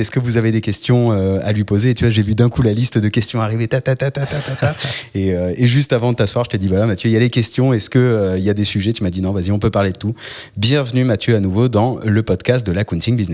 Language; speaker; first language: French; native; French